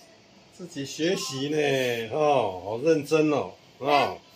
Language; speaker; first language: Chinese; non-native, local second language; Min Nan Chinese